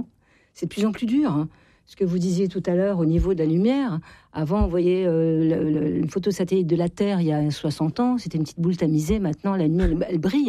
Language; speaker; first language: French; native; French